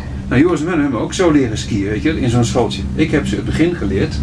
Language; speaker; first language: Dutch; native; Dutch